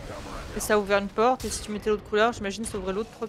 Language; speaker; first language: French; native; French